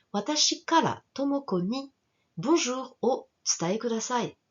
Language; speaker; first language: Japanese; non-native, fluent; French